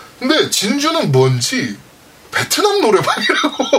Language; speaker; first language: Korean; native; Korean